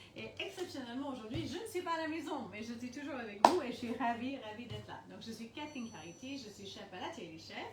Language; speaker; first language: French; non-native, fluent; English